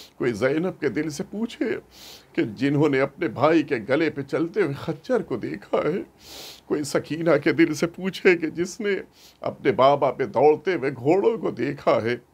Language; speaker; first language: Urdu; native; Urdu